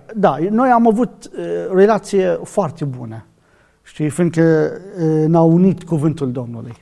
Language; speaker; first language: Romanian; non-native, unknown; Arabic